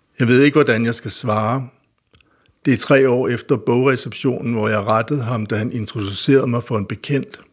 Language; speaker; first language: Danish; native; Danish